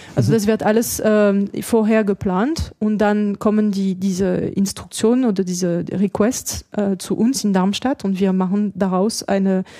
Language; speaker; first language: German; non-native, fluent; French